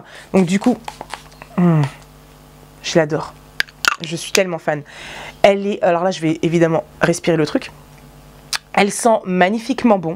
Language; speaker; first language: French; native; French